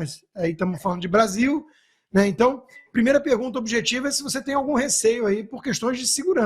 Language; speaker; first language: Portuguese; native; Portuguese